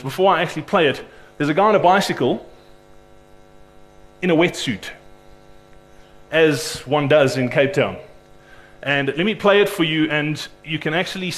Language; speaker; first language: English; native; English